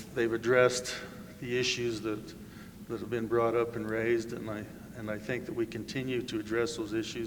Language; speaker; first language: English; native; English